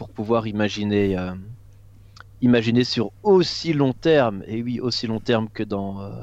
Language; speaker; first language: French; native; French